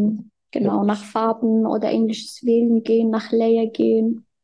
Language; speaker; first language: German; non-native, fluent; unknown